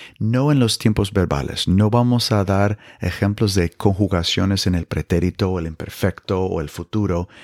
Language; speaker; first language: Spanish; non-native, fluent; English